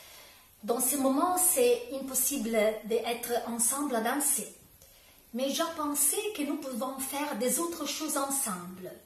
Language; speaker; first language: French; non-native, learner; Italian